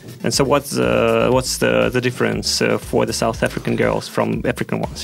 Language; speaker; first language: English; non-native, fluent; Russian